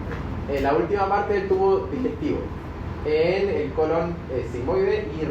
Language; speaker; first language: Spanish; native; Spanish